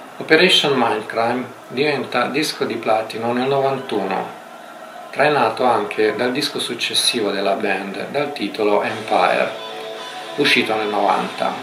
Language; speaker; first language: Italian; native; Italian